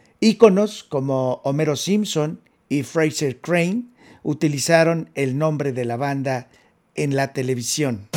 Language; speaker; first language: Spanish; native; Spanish